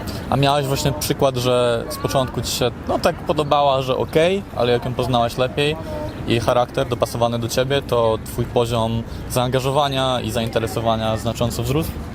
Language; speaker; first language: Polish; native; Polish